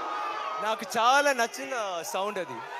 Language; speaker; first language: Telugu; non-native, learner; Tamil